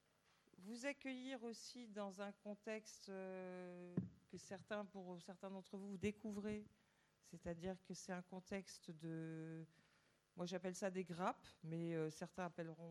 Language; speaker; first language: French; native; French